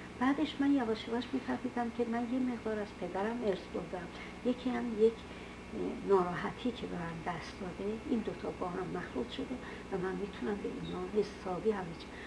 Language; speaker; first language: Persian; non-native, local second language; Azerbaijani